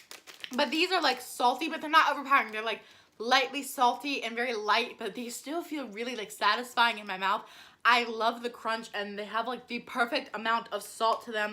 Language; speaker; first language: English; native; English